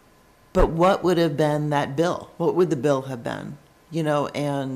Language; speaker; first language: English; native; English